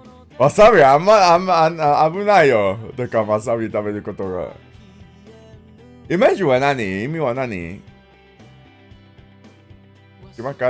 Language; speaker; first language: Japanese; non-native, learner; English